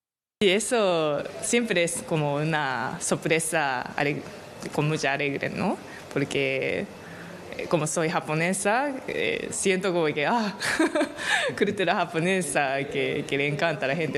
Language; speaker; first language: Spanish; non-native, fluent; Japanese